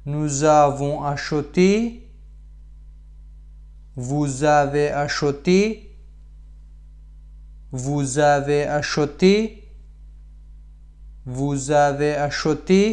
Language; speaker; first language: French; non-native, fluent; Pashto